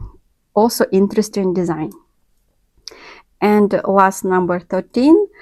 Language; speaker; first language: English; non-native, learner; Russian